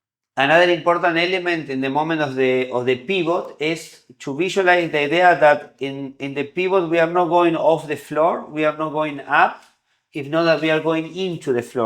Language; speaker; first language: English; non-native, fluent; Spanish